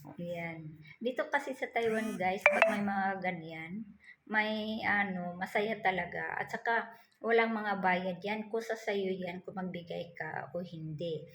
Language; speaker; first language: Filipino; non-native, local second language; Cebuano